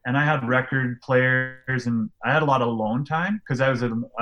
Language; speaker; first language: English; native; English